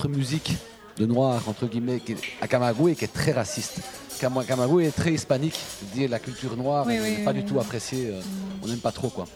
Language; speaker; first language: French; native; French